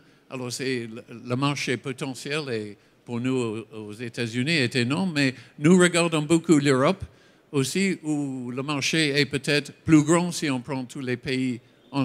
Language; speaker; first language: French; non-native, fluent; English